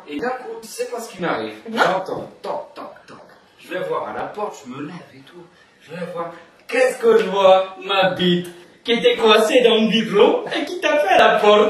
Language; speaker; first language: French; native; French